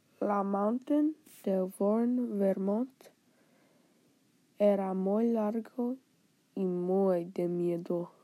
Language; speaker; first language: Spanish; non-native, learner; English